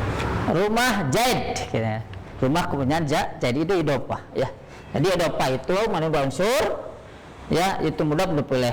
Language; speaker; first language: Indonesian; native; Indonesian